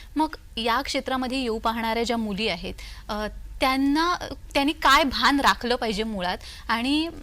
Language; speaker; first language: Marathi; native; Marathi